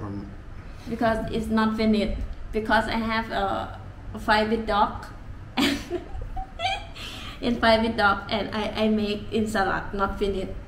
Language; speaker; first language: English; non-native, learner; Thai